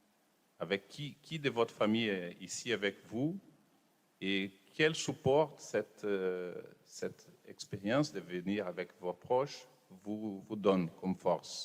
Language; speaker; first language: French; non-native, fluent; Portuguese